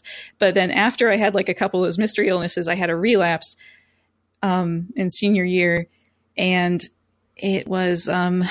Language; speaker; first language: English; native; English